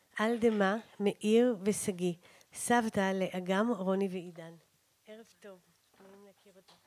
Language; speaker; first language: Hebrew; native; Hebrew